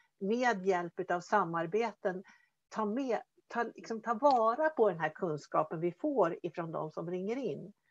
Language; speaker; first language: Swedish; native; Swedish